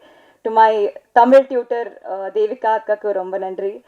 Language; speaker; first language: Tamil; non-native, learner; Telugu